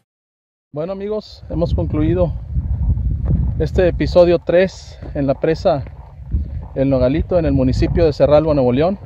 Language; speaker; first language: Spanish; native; Spanish